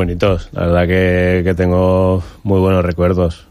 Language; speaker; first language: Spanish; native; Spanish